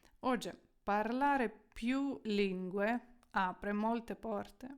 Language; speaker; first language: Italian; non-native, fluent; Ukrainian